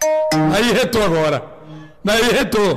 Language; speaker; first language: Portuguese; native; Portuguese